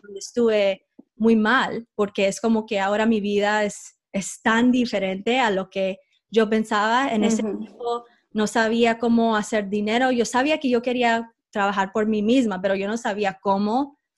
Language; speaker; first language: Spanish; early bilingual, heritage; Spanish